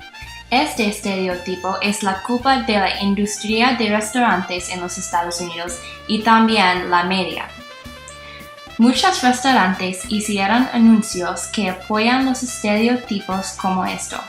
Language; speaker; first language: Spanish; non-native, learner; English